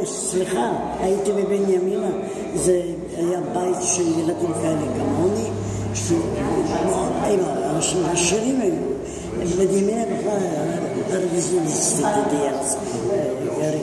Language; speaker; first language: Hebrew; non-native, fluent; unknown